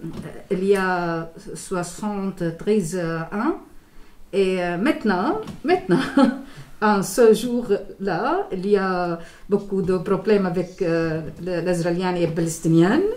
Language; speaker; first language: French; non-native, learner; Arabic